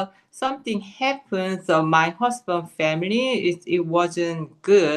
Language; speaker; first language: English; non-native, fluent; Korean